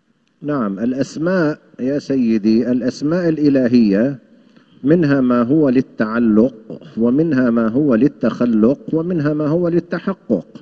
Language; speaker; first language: Arabic; native; Arabic